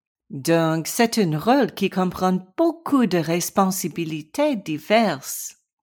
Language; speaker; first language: French; non-native, learner; English